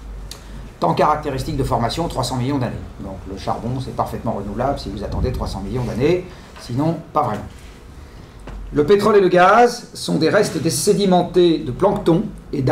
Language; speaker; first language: French; native; French